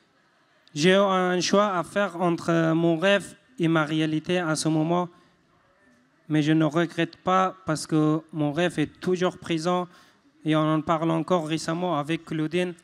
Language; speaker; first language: French; non-native, fluent; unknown